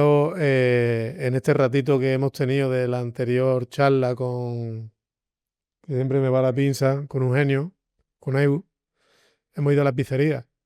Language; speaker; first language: Spanish; native; Spanish